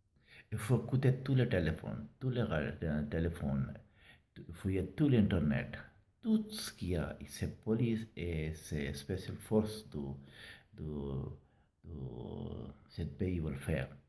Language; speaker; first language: French; non-native, learner; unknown